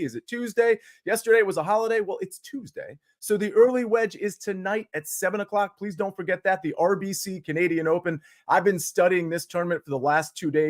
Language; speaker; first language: English; native; English